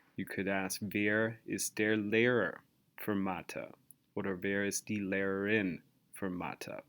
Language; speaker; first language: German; non-native, fluent; English